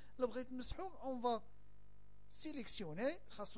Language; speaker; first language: French; non-native, local second language; Arabic